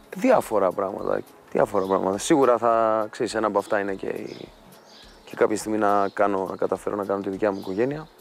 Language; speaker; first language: Greek; native; Greek